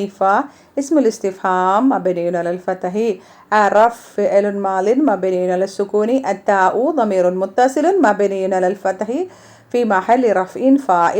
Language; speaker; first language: Arabic; non-native, fluent; Malayalam